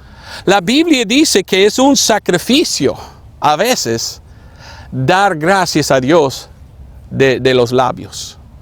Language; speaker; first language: Spanish; non-native, fluent; English